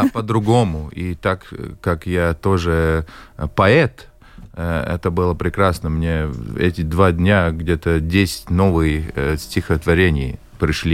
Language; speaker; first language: Russian; non-native, local second language; Latvian